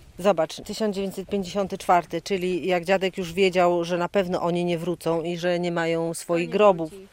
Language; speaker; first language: Polish; native; Polish